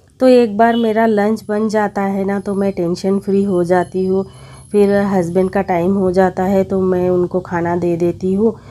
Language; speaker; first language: Hindi; non-native, local second language; Bangla